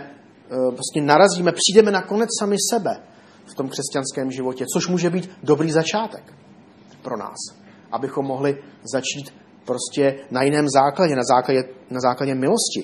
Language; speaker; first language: Czech; native; Czech